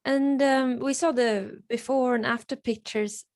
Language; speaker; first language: English; non-native, fluent; Swedish